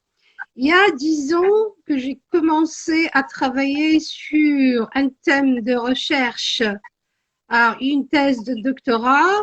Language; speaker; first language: French; non-native, local second language; Arabic